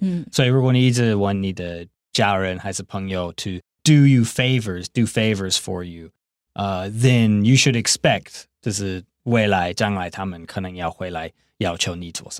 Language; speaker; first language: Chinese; non-native, fluent; English